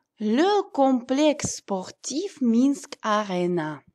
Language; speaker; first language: French; non-native, fluent; Russian